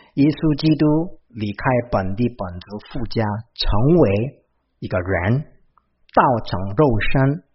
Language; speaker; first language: Chinese; non-native, fluent; Korean